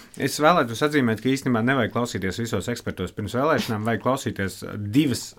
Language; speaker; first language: Latvian; native; Latvian